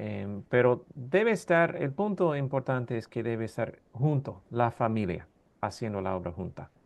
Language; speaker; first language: Spanish; non-native, fluent; English